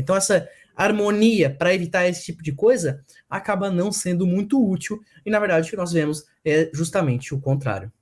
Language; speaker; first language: Portuguese; native; Portuguese